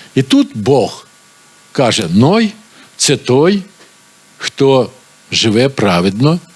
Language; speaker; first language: Ukrainian; non-native, local second language; Russian